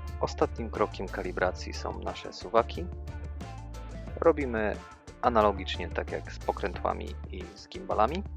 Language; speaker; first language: Polish; native; Polish